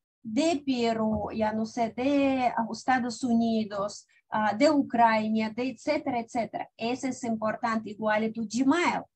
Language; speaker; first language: Spanish; non-native, fluent; Russian